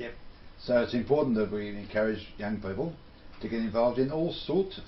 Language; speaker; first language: English; native; English